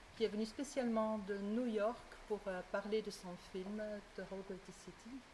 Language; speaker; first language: French; native; French